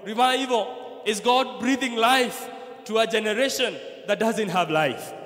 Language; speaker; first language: English; non-native, local second language; Swahili